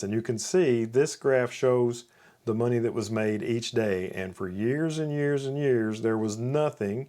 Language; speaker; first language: English; native; English